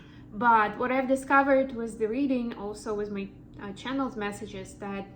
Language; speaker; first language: English; non-native, fluent; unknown